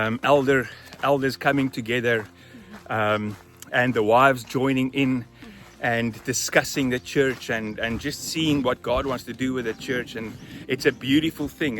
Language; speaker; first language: English; non-native, local second language; Afrikaans